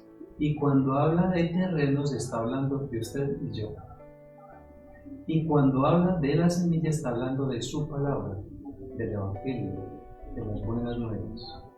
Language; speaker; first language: Spanish; native; Spanish